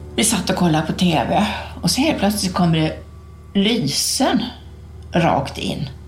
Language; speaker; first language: Swedish; native; Swedish